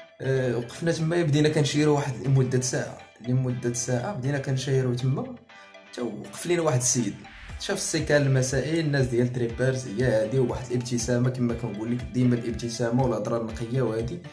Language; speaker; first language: Arabic; native; Arabic